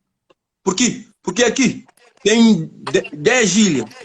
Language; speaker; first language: Portuguese; non-native, learner; Kabuverdianu